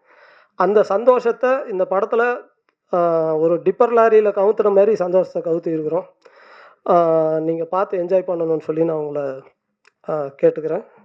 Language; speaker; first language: Tamil; native; Tamil